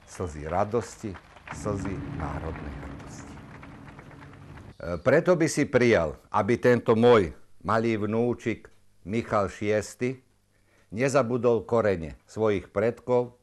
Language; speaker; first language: Slovak; native; Slovak